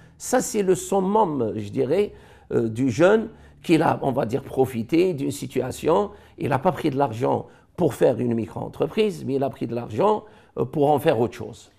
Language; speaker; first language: French; non-native, local second language; Arabic